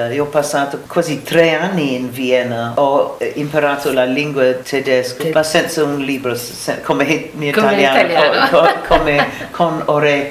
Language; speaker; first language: Italian; non-native, learner; English